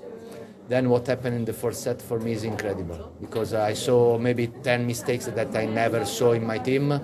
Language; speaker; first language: English; non-native, fluent; Italian